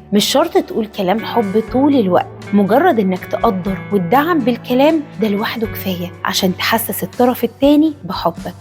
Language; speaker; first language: Arabic; native; Arabic